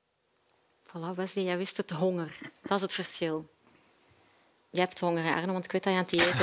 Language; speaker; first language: Dutch; native; Dutch